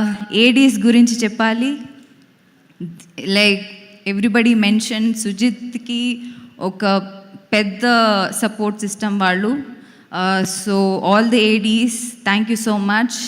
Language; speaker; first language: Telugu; non-native, local second language; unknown